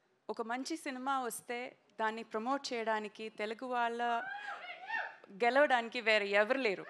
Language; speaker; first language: Telugu; non-native, learner; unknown